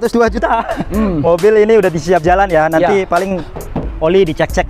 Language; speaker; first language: Indonesian; native; Indonesian